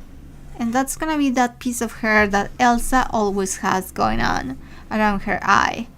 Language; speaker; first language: English; non-native, fluent; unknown